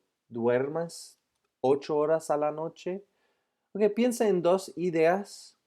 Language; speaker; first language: Spanish; non-native, fluent; English